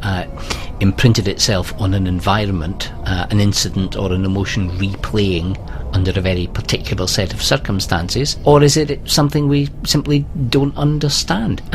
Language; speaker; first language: English; native; English